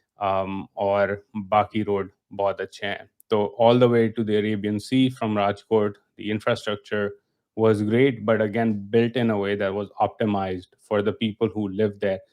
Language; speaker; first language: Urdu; native; Urdu